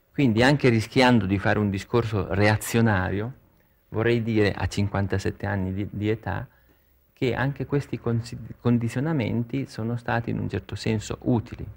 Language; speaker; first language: Italian; native; Italian